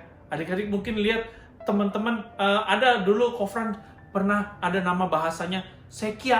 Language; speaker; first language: Indonesian; native; Indonesian